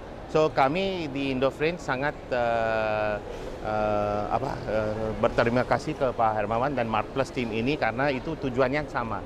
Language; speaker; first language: Indonesian; non-native, fluent; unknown